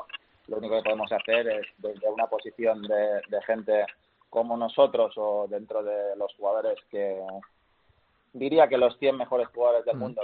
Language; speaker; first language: Spanish; native; Spanish